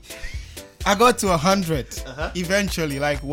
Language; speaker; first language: English; non-native, local second language; Akan